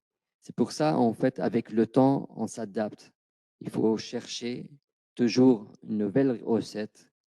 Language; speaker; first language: French; non-native, fluent; Arabic